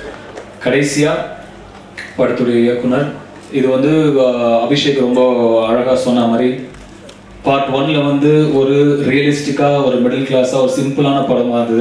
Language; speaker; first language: Tamil; native; Tamil